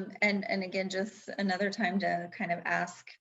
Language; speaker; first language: English; native; English